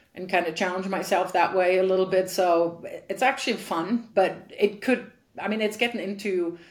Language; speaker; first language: English; non-native, fluent; German